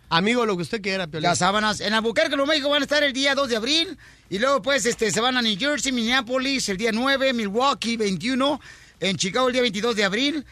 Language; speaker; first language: Spanish; native; Spanish